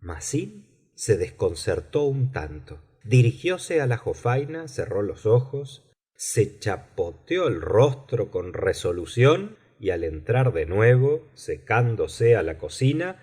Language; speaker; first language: Spanish; native; Spanish